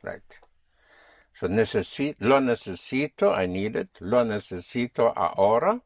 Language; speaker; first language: Spanish; non-native, fluent; English